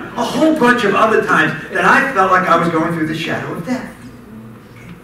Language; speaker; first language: English; native; English